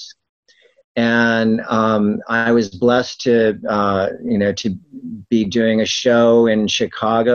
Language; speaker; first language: English; native; English